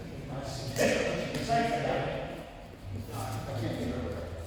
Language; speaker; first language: English; native; English